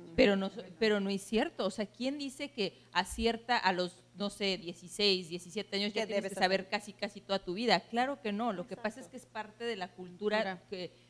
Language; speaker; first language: Spanish; native; Spanish